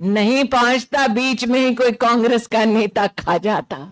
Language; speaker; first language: Hindi; non-native, local second language; Gujarati